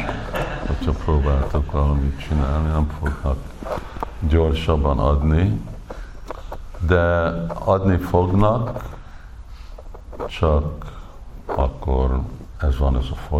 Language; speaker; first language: Hungarian; early bilingual, heritage; English